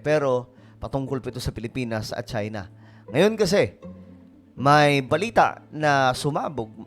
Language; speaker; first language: Filipino; native; Filipino